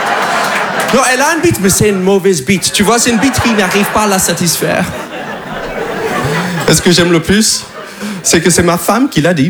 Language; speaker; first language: French; non-native, fluent; English